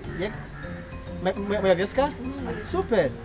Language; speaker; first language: Polish; non-native, learner; Swahili